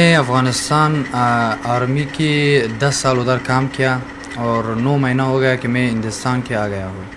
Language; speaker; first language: Hindi; non-native, learner; Persian